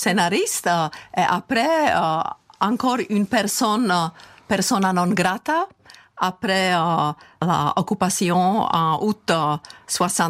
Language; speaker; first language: French; non-native, fluent; Czech